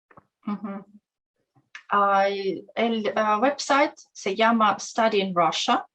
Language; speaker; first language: Spanish; non-native, learner; Russian